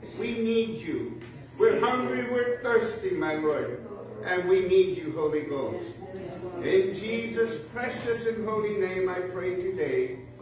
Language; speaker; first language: English; native; English